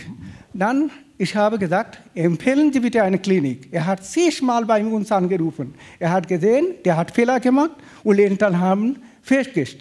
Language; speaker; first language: German; non-native, fluent; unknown